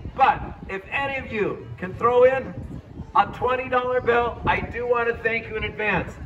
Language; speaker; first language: English; native; English